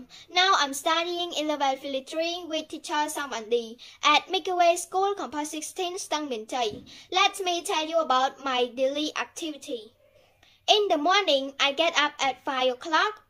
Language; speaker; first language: English; non-native, learner; Khmer